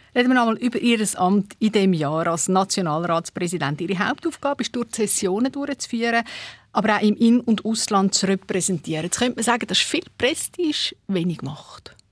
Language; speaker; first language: German; native; German